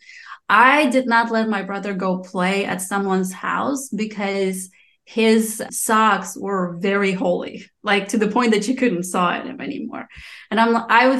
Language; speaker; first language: English; non-native, fluent; Romanian